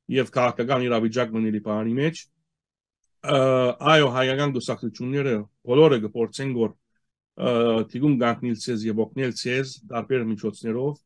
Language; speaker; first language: Armenian; early bilingual, heritage; Armenian